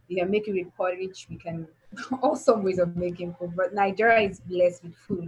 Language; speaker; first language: English; non-native, local second language; Igbo